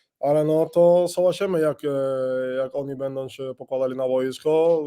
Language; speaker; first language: Polish; non-native, learner; Spanish